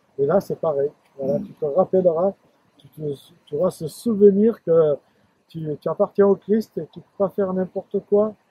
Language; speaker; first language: French; native; French